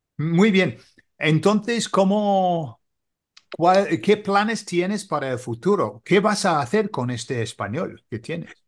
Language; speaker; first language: Spanish; non-native, fluent; English